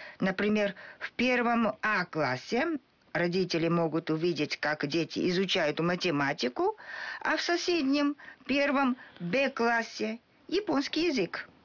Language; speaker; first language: Russian; non-native, fluent; Japanese